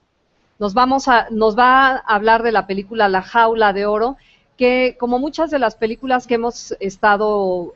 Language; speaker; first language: Spanish; native; Spanish